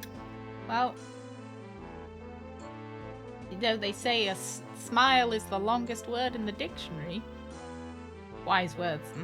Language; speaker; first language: English; native; English